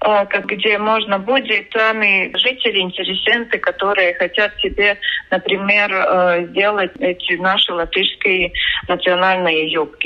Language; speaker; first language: Russian; non-native, local second language; Latvian